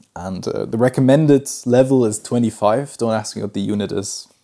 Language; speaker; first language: English; early bilingual, other home language; Pashto